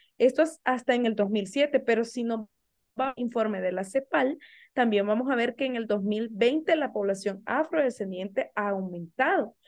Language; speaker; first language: Spanish; native; Spanish